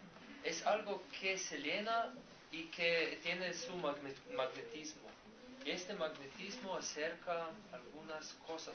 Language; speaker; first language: Spanish; non-native, learner; Slovenian